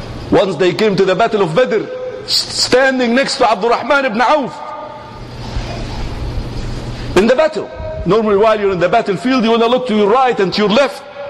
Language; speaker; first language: English; non-native, fluent; Arabic